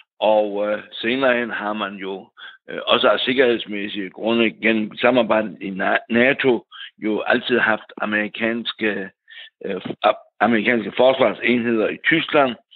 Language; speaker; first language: Danish; non-native, local second language; German